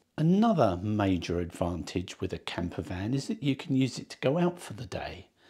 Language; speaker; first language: English; native; English